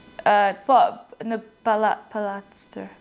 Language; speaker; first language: Albanian; non-native, learner; English